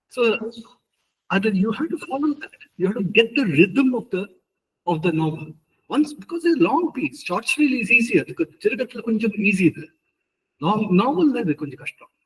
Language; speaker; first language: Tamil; early bilingual, heritage; Tamil